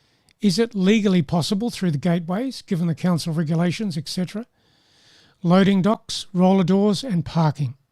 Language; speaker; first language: English; native; English